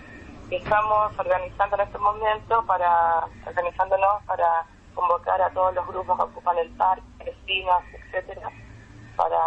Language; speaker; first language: Spanish; native; Spanish